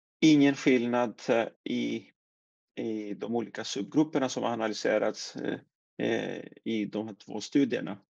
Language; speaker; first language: Swedish; non-native, fluent; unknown